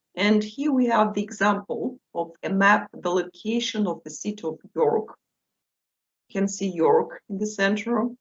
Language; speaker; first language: English; non-native, fluent; Russian